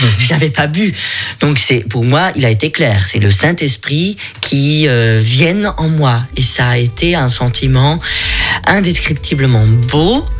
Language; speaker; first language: French; non-native, fluent; German